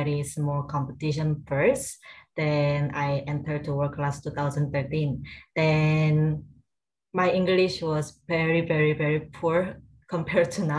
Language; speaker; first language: English; non-native, learner; Korean